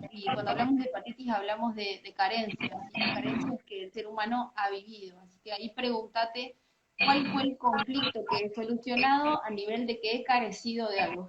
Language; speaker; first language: Spanish; native; Spanish